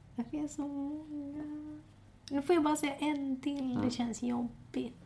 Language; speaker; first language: Swedish; native; Swedish